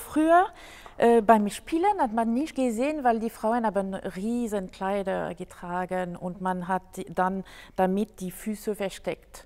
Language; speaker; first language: German; non-native, fluent; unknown